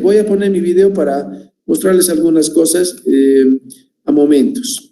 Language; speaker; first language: Spanish; native; Spanish